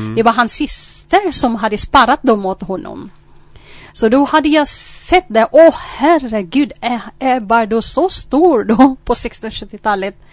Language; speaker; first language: Swedish; non-native, fluent; Filipino